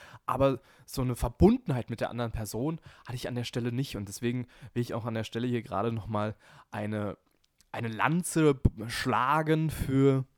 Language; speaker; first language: German; native; German